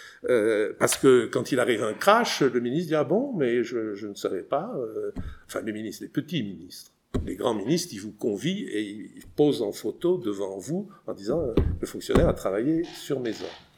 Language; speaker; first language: French; native; French